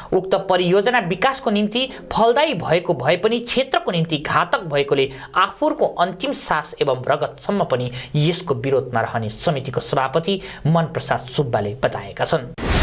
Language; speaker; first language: Nepali; native; Nepali